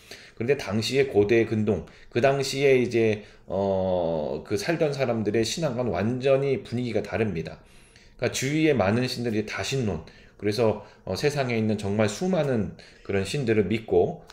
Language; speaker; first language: Korean; native; Korean